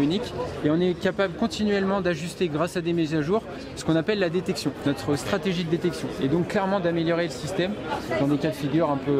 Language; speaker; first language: French; native; French